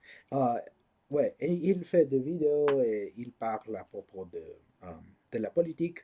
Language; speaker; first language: French; non-native, learner; English